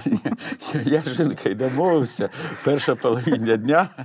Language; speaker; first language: Ukrainian; non-native, local second language; Russian